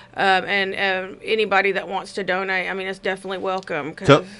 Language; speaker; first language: English; native; English